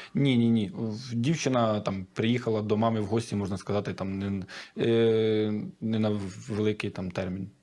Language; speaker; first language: Ukrainian; native; Ukrainian